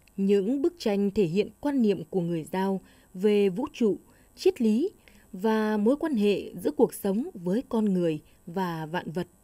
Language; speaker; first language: Vietnamese; native; Vietnamese